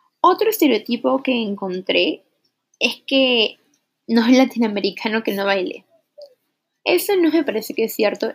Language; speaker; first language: Spanish; early bilingual, heritage; Spanish